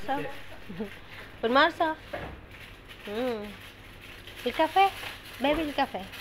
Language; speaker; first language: Italian; non-native, fluent; Filipino